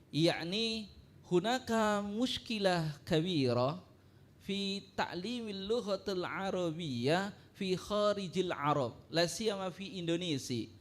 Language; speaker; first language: Arabic; non-native, fluent; Indonesian